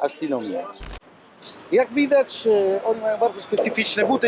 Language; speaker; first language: Polish; non-native, fluent; Italian